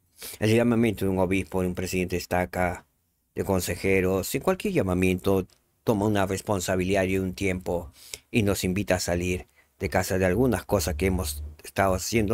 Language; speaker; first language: Spanish; native; Spanish